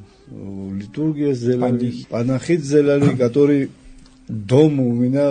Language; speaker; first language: Russian; non-native, fluent; Georgian